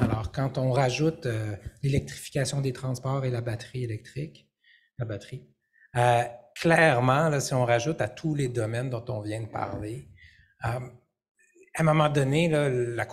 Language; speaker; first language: French; native; French